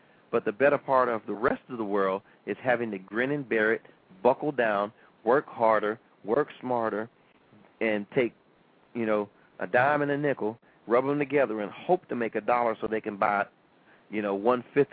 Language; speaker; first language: English; native; English